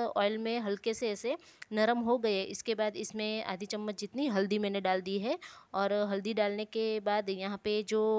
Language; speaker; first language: Hindi; non-native, local second language; Gujarati